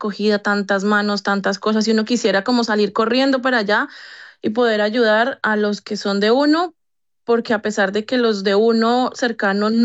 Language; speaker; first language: Spanish; native; Spanish